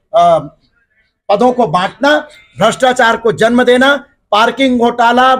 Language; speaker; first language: Hindi; native; Hindi